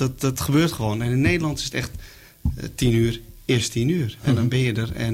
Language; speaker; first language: Dutch; early bilingual, other home language; Kurdish